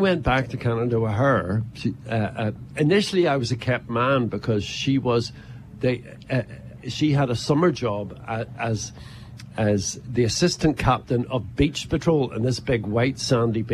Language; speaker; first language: English; native; English